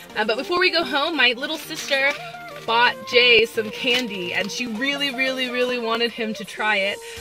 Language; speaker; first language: English; native; English